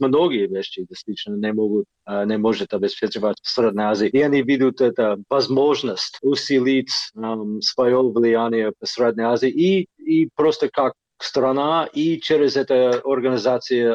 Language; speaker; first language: Russian; non-native, fluent; English